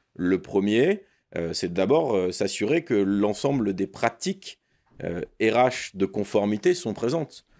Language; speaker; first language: French; native; French